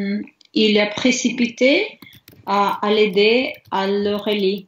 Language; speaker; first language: French; non-native, learner; Russian